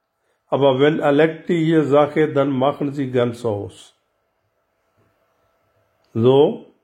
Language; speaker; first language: German; non-native, learner; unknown